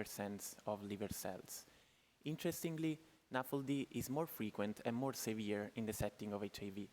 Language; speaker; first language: English; non-native, fluent; Italian